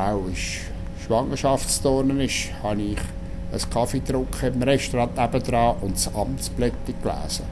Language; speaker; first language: German; native; German